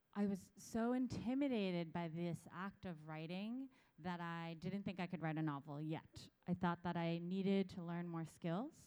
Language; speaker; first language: English; early bilingual, other home language; Korean